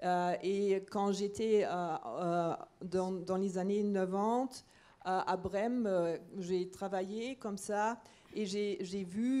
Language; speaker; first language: French; non-native, fluent; German